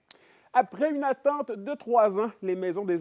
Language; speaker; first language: French; native; French